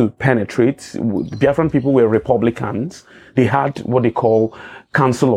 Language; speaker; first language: English; non-native, local second language; Igbo